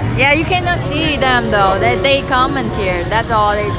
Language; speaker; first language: English; non-native, fluent; Vietnamese